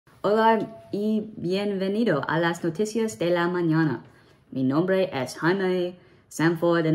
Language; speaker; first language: Spanish; non-native, learner; English